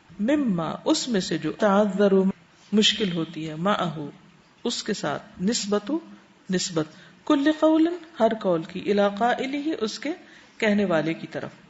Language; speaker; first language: Urdu; native; Urdu